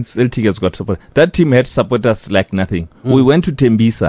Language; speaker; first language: English; non-native, local second language; Northern Sotho